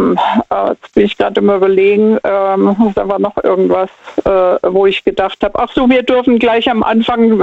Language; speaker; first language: German; native; German